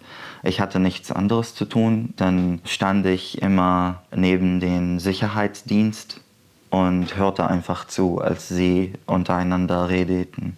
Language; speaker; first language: German; non-native, fluent; Arabic